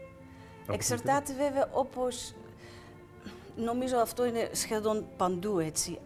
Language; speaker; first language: Greek; non-native, fluent; Dutch